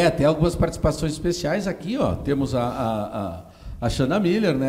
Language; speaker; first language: Portuguese; native; Portuguese